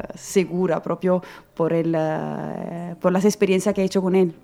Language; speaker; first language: Spanish; non-native, learner; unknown